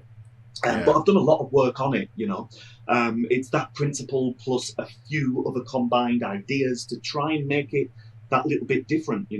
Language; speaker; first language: English; native; English